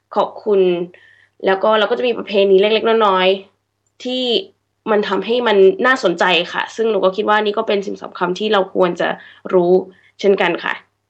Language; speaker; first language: Thai; early bilingual, heritage; Thai